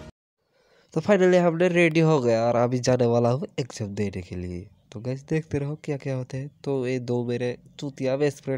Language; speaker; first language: Hindi; non-native, local second language; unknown